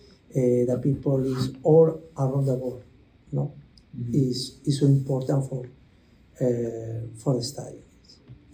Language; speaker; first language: English; non-native, learner; Spanish